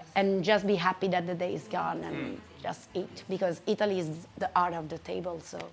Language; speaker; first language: English; non-native, fluent; Italian